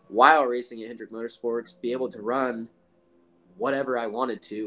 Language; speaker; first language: English; native; English